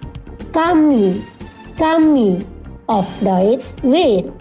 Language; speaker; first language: German; non-native, fluent; Indonesian